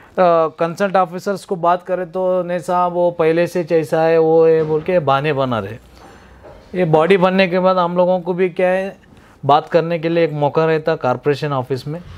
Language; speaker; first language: Hindi; non-native, local second language; Urdu